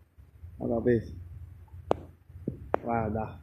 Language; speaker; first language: Italian; non-native, learner; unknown